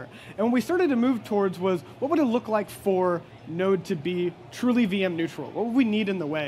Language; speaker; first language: English; native; English